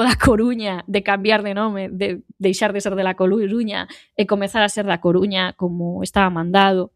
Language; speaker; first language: Galician; native; Galician